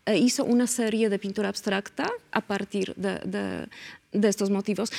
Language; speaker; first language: Spanish; non-native, fluent; Polish